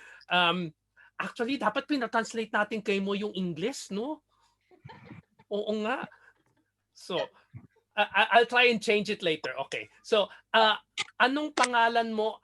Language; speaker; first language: Filipino; native; Filipino